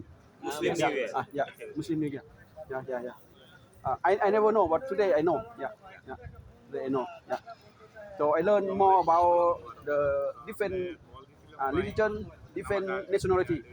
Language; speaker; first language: English; non-native, learner; Lao